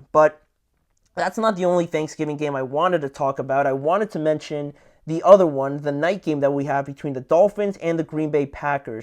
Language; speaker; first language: English; native; English